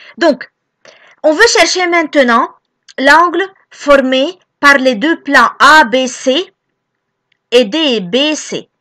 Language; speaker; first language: French; non-native, local second language; Arabic